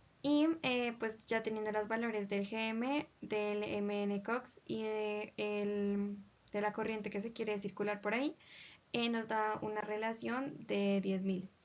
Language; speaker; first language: Spanish; native; Spanish